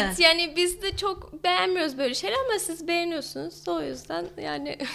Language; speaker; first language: Turkish; non-native, fluent; English